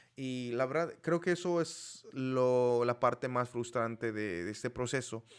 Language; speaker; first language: Spanish; non-native, fluent; English